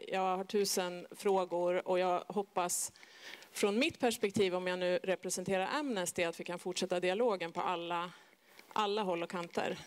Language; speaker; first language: Swedish; native; Swedish